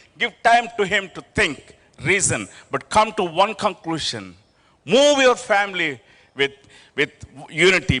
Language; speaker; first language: English; non-native, local second language; Telugu